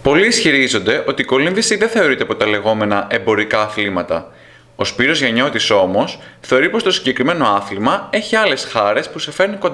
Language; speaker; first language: Greek; native; Greek